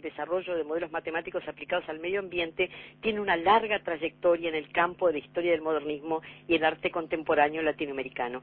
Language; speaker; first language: Spanish; native; Spanish